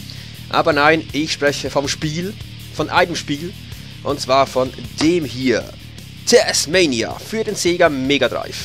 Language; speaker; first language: German; native; German